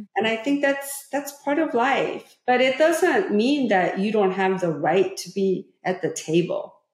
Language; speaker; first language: English; early bilingual, other home language; Korean